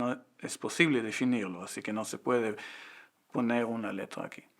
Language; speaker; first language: Spanish; non-native, fluent; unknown